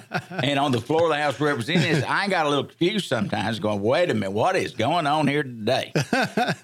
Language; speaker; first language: English; native; English